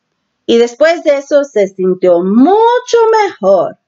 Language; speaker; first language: Spanish; early bilingual, heritage; Spanish